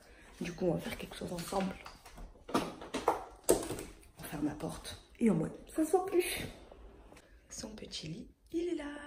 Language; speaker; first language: French; native; French